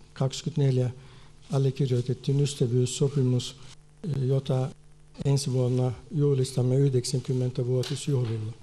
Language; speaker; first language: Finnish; non-native, fluent; Turkish